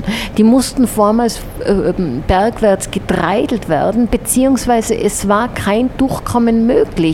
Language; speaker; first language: German; native; German